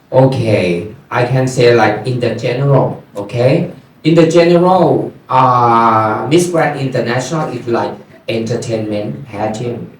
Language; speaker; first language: English; non-native, learner; Thai